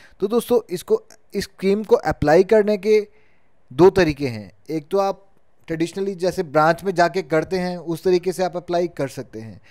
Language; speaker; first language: Hindi; native; Hindi